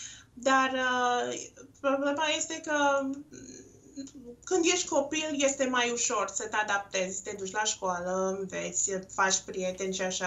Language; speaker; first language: Romanian; non-native, local second language; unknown